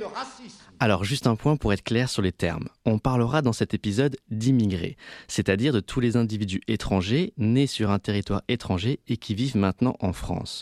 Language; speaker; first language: French; native; French